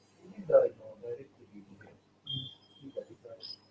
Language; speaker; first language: English; non-native, learner; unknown